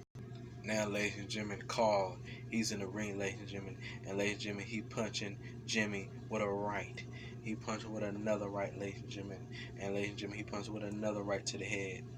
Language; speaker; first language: English; native; English